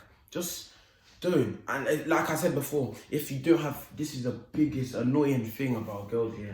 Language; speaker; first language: English; native; English